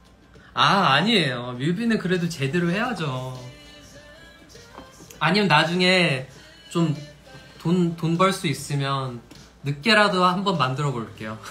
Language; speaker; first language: Korean; non-native, fluent; English